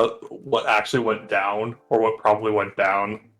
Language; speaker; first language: English; native; English